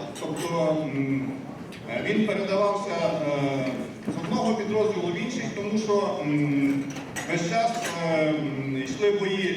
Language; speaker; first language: Ukrainian; native; Ukrainian